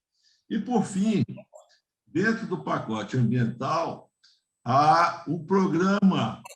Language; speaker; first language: Portuguese; native; Portuguese